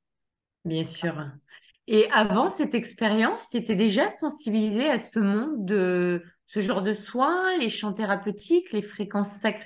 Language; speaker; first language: French; native; French